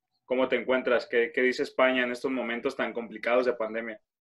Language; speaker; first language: Spanish; native; Spanish